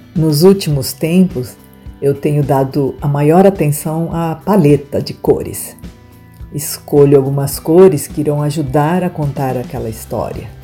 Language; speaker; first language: Portuguese; non-native, local second language; Japanese